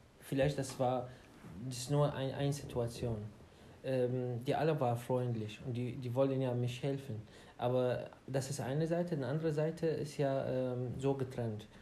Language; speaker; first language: German; non-native, learner; Arabic